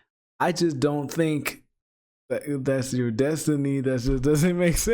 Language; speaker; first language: English; native; English